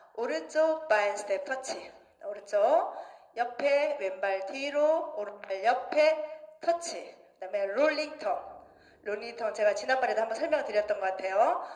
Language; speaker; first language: Korean; native; Korean